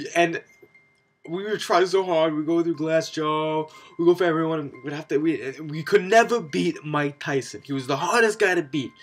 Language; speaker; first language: English; native; English